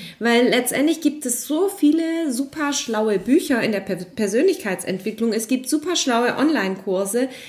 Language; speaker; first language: German; native; German